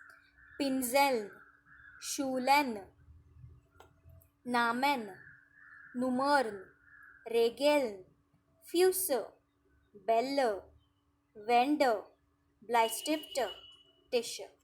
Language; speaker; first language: German; non-native, fluent; Marathi